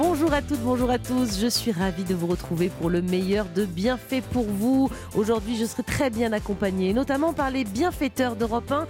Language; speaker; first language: French; native; French